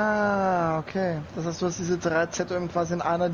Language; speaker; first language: German; native; German